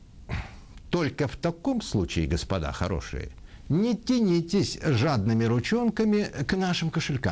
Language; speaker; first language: Russian; native; Russian